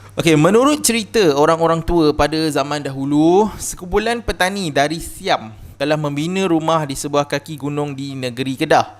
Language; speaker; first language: Malay; native; Malay